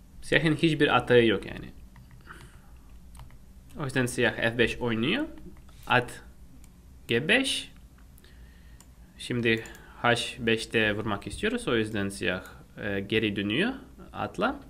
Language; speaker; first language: Turkish; non-native, fluent; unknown